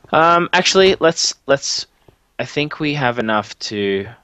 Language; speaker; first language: English; native; English